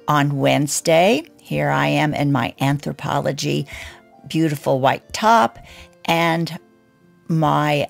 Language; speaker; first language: English; native; English